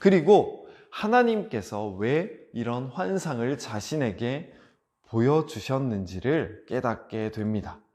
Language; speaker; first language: Korean; native; Korean